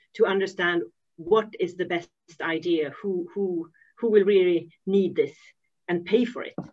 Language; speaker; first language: English; non-native, fluent; Swedish